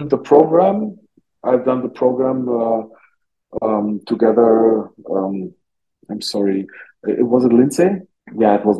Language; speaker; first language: English; non-native, fluent; German